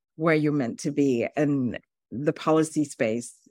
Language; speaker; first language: English; native; English